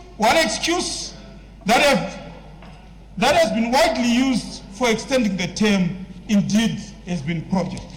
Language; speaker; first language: English; non-native, local second language; Shona